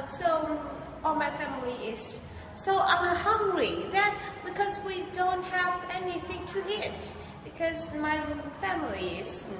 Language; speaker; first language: English; non-native, learner; Vietnamese